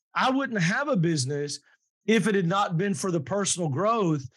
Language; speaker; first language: English; native; English